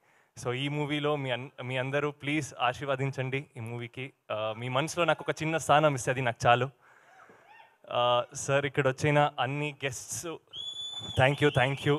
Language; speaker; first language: Telugu; non-native, learner; Kannada